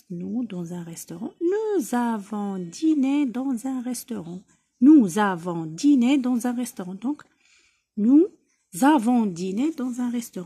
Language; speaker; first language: French; non-native, local second language; Arabic